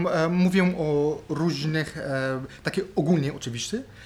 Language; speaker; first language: Polish; non-native, fluent; Arabic